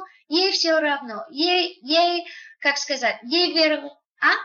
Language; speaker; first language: Russian; non-native, fluent; English